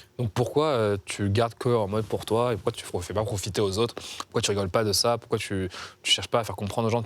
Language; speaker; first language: French; native; French